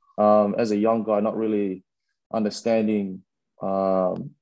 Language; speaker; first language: English; early bilingual, other home language; Fijian